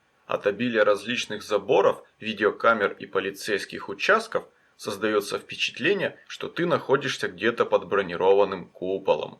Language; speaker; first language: Russian; native; Russian